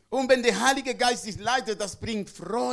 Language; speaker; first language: German; non-native, learner; Spanish